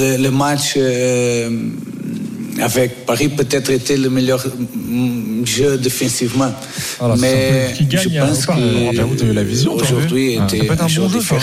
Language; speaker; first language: French; non-native, fluent; Portuguese